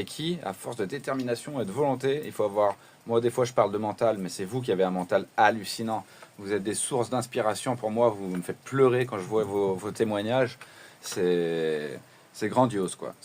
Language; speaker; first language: French; native; French